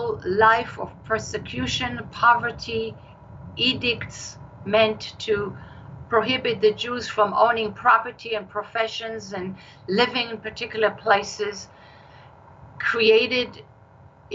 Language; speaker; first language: English; non-native, fluent; Hebrew